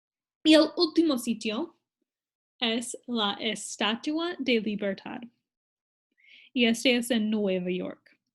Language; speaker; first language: Spanish; non-native, fluent; English